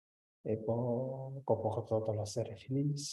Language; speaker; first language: Spanish; non-native, learner; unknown